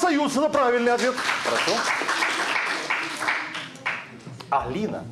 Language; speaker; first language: Russian; native; Russian